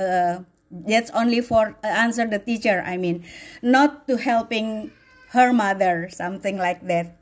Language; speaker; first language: English; non-native, learner; Indonesian